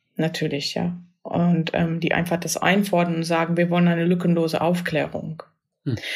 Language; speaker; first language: German; non-native, fluent; English